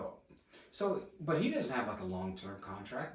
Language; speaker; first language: English; native; English